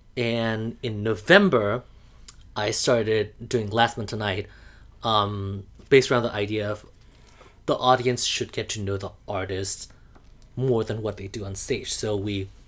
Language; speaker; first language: English; non-native, fluent; Burmese